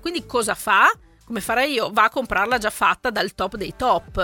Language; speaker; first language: Italian; native; Italian